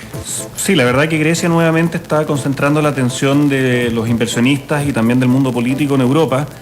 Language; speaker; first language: Spanish; native; Spanish